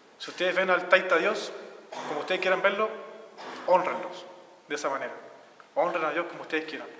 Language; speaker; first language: Spanish; native; Spanish